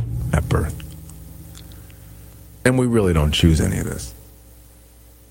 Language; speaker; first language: English; native; English